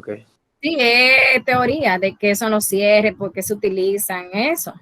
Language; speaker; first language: Spanish; native; Spanish